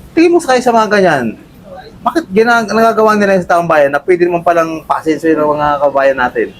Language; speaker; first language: Filipino; native; Filipino